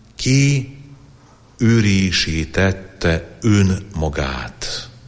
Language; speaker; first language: Hungarian; non-native, fluent; Polish